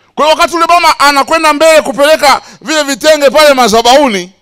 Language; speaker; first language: Swahili; native; Swahili